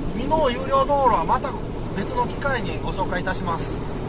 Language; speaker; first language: Japanese; native; Japanese